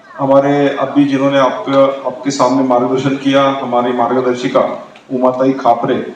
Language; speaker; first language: Hindi; non-native, local second language; Marathi